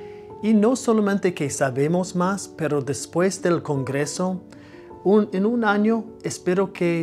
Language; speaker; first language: Spanish; non-native, fluent; English